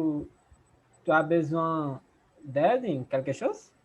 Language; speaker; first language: French; non-native, learner; Portuguese